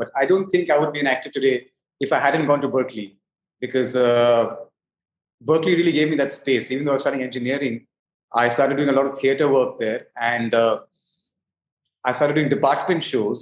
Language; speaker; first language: English; non-native, local second language; Hindi